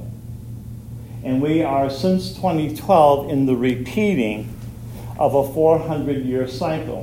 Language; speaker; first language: English; native; English